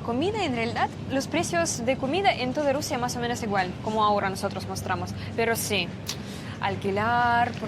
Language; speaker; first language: Spanish; non-native, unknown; Russian